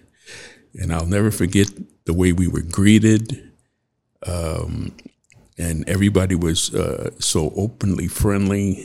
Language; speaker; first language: English; native; English